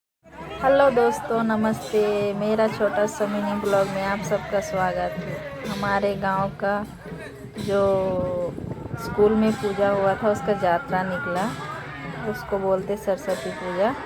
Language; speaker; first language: Hindi; non-native, local second language; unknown